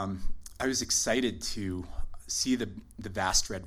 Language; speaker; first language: English; native; English